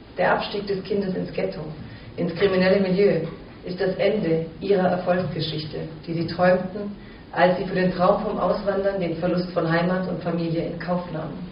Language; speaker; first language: German; early bilingual, other home language; Croatian